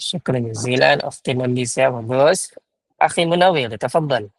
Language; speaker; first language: Arabic; non-native, fluent; Malay